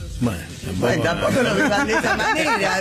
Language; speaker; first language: Spanish; native; Spanish